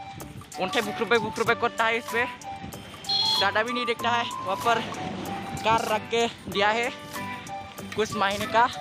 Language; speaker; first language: Hindi; non-native, local second language; Bodo